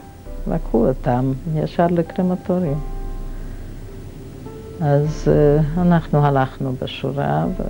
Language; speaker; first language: Hebrew; non-native, fluent; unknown